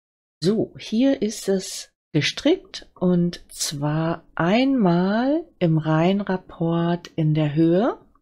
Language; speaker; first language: German; native; German